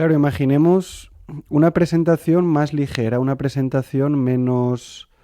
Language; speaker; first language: Spanish; non-native, local second language; Catalan